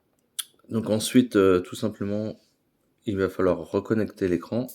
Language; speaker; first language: French; native; French